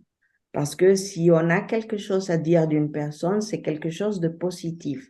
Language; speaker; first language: French; non-native, fluent; Spanish